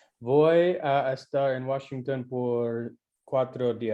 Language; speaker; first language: Spanish; non-native, learner; English